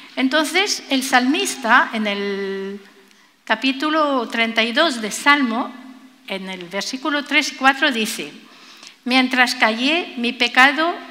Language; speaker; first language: Spanish; non-native, fluent; French